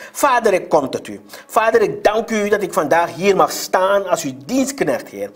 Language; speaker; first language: Dutch; non-native, local second language; Sranan Tongo